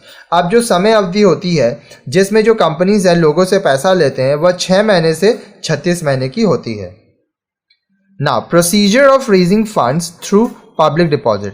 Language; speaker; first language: Hindi; native; Hindi